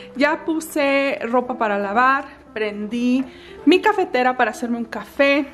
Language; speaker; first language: Spanish; early bilingual, heritage; Spanish